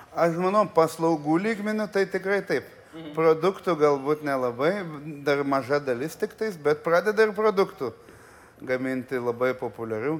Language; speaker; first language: Lithuanian; early bilingual, other home language; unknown